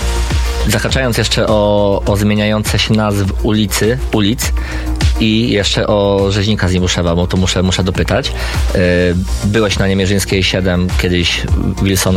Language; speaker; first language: Polish; native; Polish